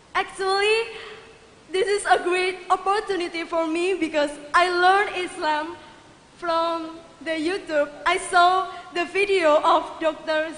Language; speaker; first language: English; non-native, fluent; Indonesian